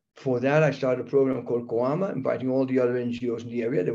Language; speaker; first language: English; early bilingual, other home language; German